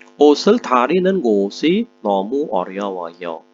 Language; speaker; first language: Korean; non-native, fluent; Indonesian